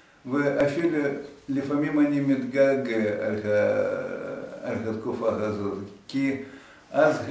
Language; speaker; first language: Hebrew; non-native, fluent; Russian